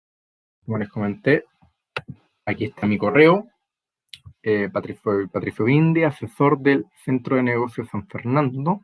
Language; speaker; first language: Spanish; native; Spanish